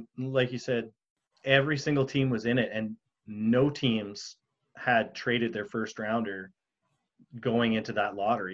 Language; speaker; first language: English; native; English